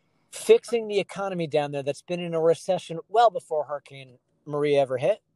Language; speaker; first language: English; native; English